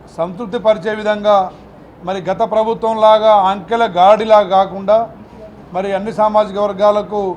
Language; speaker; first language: Telugu; non-native, local second language; Lambadi